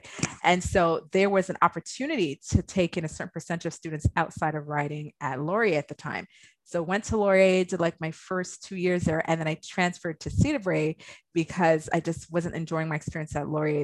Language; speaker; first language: English; native; English